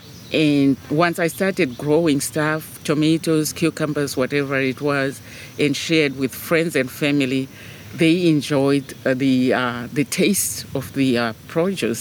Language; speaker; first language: English; non-native, local second language; Shona